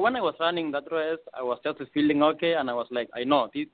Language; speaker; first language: English; non-native, local second language; Kalenjin